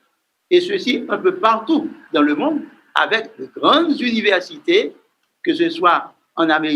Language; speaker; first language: French; non-native, local second language; Haitian Creole